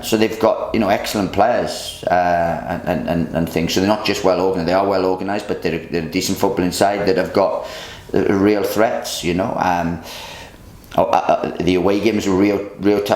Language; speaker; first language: English; native; English